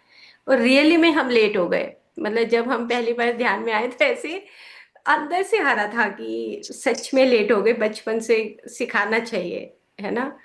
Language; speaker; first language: Hindi; native; Hindi